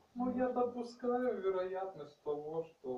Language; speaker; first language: Russian; native; Russian